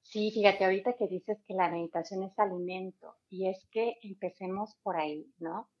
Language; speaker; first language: Spanish; native; Spanish